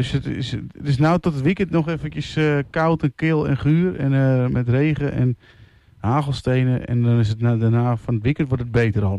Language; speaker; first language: Dutch; native; Dutch